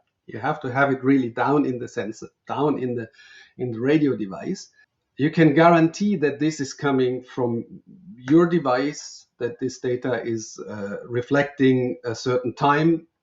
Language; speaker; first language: English; non-native, fluent; German